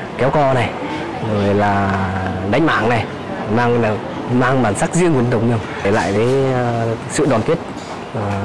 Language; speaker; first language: Vietnamese; non-native, local second language; Muong